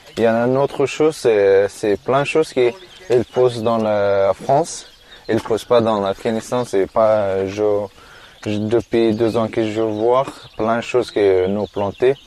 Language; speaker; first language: French; non-native, learner; Persian